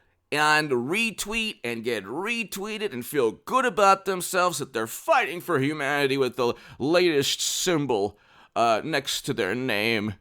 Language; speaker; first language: English; native; English